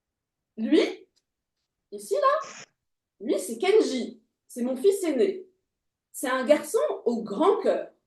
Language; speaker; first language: French; native; French